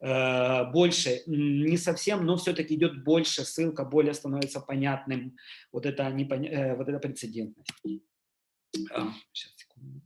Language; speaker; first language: Russian; native; Russian